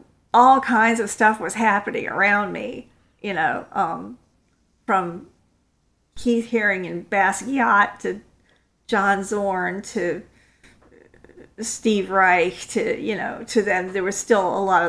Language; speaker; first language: English; native; English